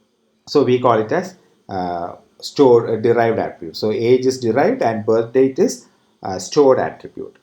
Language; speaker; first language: English; non-native, local second language; Malayalam